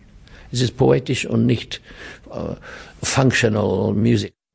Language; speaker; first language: German; non-native, learner; English